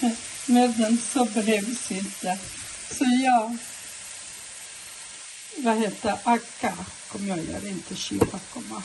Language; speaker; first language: Swedish; non-native, learner; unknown